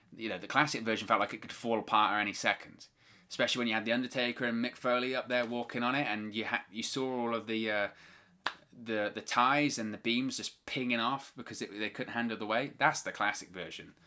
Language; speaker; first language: English; native; English